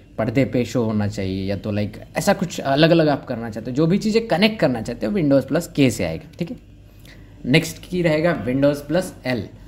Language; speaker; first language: Hindi; non-native, local second language; Marathi